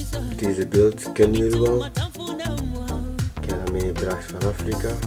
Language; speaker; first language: Dutch; non-native, fluent; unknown